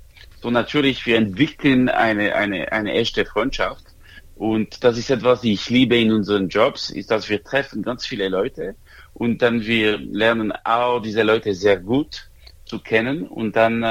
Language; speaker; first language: German; non-native, local second language; French